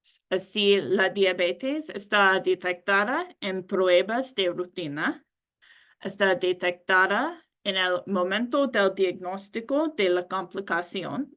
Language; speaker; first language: Spanish; non-native, learner; English